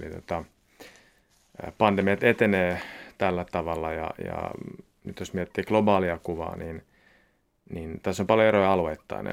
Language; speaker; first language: Finnish; native; Finnish